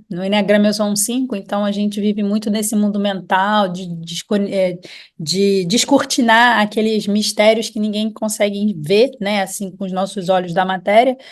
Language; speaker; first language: Portuguese; native; Portuguese